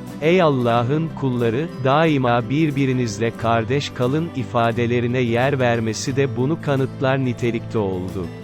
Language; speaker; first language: Turkish; native; Turkish